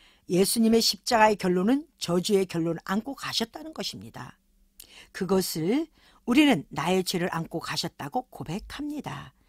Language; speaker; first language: Korean; native; Korean